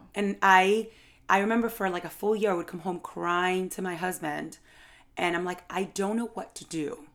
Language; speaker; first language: English; non-native, fluent; Spanish